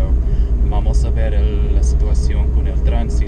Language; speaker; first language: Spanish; non-native, learner; English